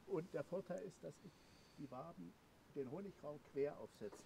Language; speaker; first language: German; native; German